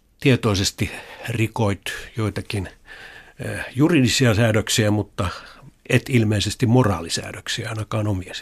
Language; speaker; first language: Finnish; native; Finnish